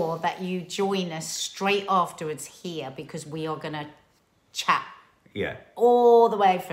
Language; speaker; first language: English; native; English